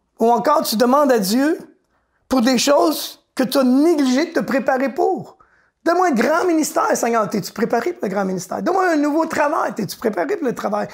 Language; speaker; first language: French; native; French